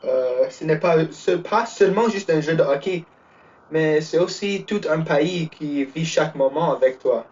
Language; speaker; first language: French; non-native, learner; English